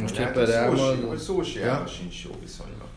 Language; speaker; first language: Hungarian; native; Hungarian